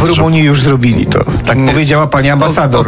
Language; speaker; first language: Polish; native; Polish